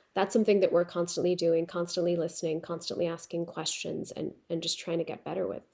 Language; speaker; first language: English; non-native, local second language; Urdu